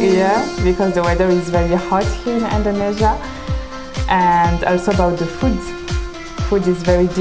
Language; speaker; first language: English; non-native, fluent; French